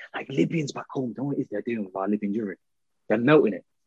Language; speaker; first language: English; early bilingual, other home language; Arabic